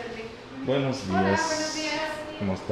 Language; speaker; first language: Spanish; non-native, learner; English